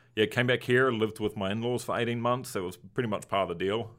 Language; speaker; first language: English; native; English